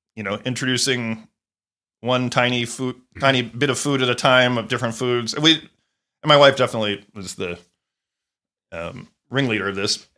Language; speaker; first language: English; native; English